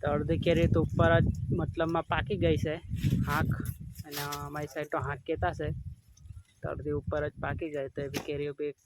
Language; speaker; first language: Gujarati; non-native, local second language; Vasavi